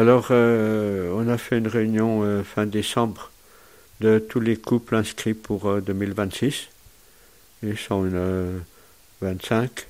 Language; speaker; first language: French; native; French